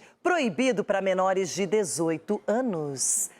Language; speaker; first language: Portuguese; native; Portuguese